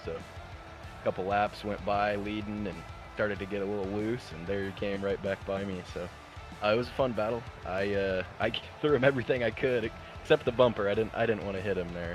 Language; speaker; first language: English; native; English